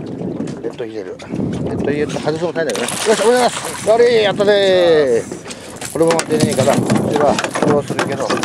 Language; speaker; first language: Japanese; native; Japanese